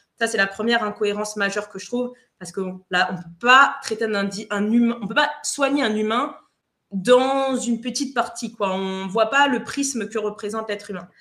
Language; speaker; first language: French; non-native, fluent; Spanish